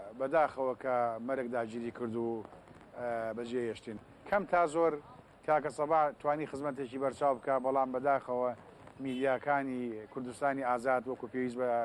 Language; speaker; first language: Central Kurdish; non-native, local second language; Gurani